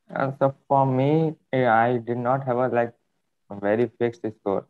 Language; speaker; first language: English; non-native, local second language; Hindi